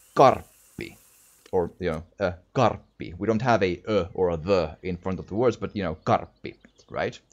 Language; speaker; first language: English; non-native, fluent; Finnish